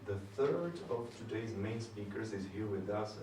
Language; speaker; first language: English; non-native, fluent; Slovak